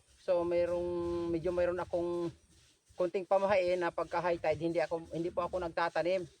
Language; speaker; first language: Filipino; non-native, local second language; Cebuano